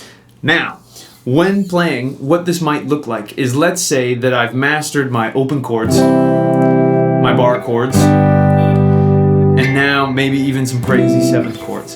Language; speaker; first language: English; native; English